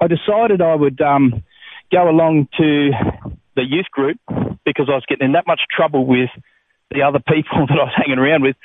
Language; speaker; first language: English; native; English